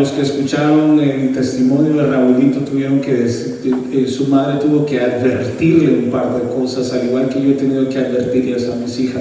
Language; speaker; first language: Spanish; early bilingual, heritage; Spanish